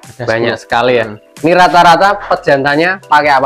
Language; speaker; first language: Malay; non-native, local second language; Javanese